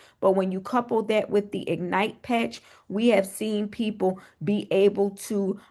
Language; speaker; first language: English; native; English